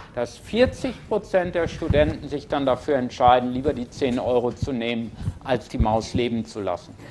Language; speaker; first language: German; native; German